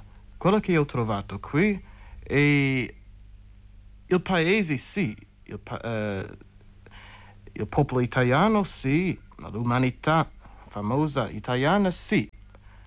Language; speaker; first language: Italian; non-native, fluent; English